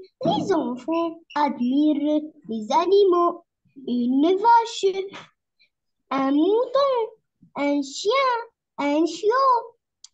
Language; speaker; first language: French; non-native, learner; Arabic